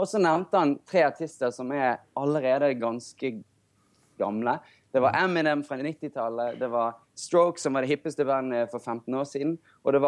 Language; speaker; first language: Norwegian; native; Norwegian